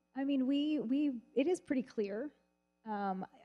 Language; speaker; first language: English; native; English